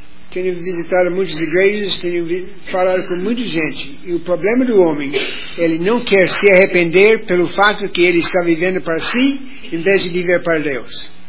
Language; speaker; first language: Portuguese; non-native, fluent; English